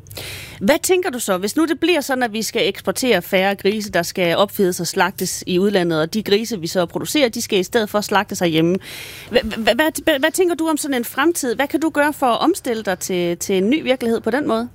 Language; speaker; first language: Danish; native; Danish